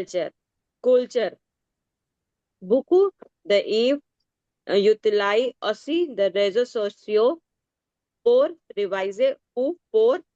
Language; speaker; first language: French; non-native, learner; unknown